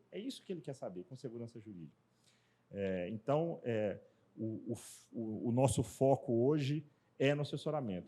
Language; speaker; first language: Portuguese; native; Portuguese